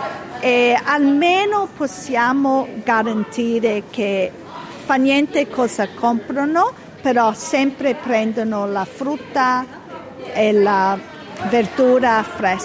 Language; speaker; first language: Italian; early bilingual, heritage; Italian